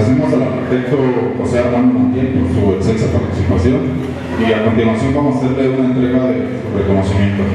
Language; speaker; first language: Spanish; native; Spanish